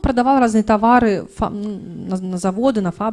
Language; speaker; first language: Russian; native; Russian